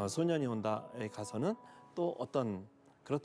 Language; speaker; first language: Korean; native; Korean